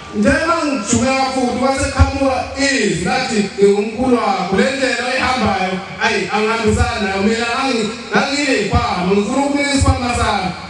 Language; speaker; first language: Zulu; native; Zulu